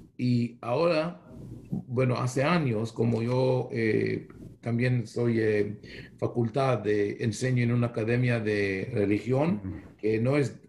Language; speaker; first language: Spanish; non-native, fluent; Hebrew